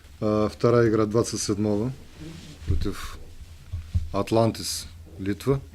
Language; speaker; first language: Russian; non-native, learner; Bulgarian